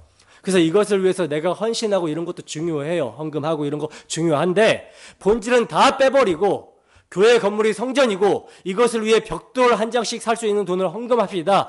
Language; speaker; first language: Korean; native; Korean